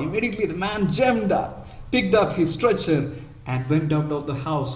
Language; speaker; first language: English; non-native, local second language; Malayalam